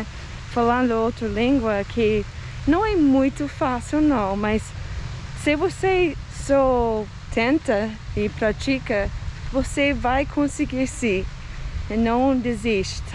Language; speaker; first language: Portuguese; non-native, fluent; English